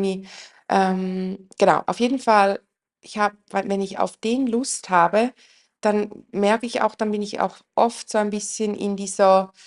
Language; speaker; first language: German; native; German